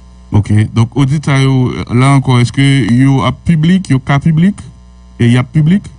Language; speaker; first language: French; non-native, local second language; Haitian Creole